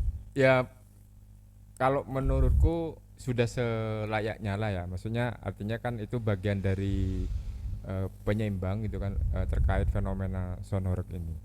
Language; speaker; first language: Indonesian; non-native, local second language; Javanese